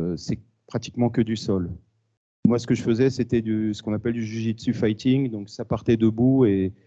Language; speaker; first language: French; native; French